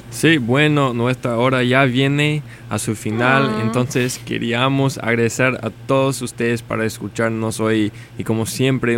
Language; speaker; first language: Spanish; non-native, learner; English